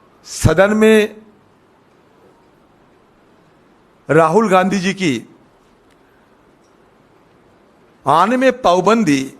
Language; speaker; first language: Hindi; non-native, local second language; Bangla